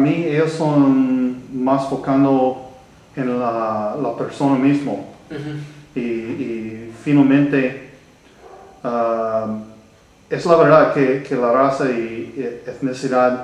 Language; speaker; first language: Spanish; non-native, learner; English